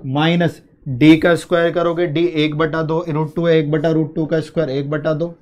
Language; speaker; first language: Hindi; native; Hindi